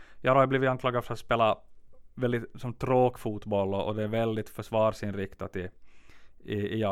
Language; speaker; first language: Swedish; native; Swedish